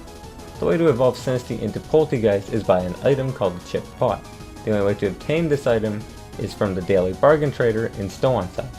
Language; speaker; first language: English; native; English